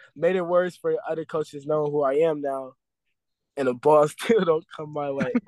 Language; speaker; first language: English; native; English